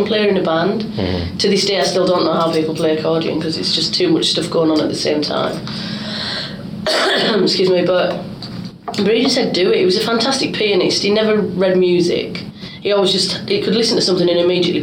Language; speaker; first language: English; native; English